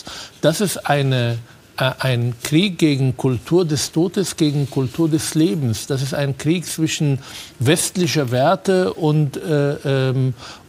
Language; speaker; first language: German; non-native, fluent; Arabic